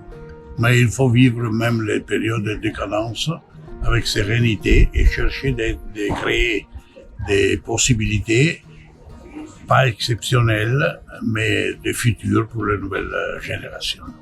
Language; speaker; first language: French; non-native, fluent; Italian